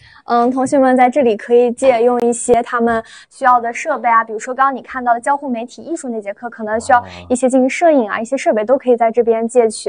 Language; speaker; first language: Chinese; native; Chinese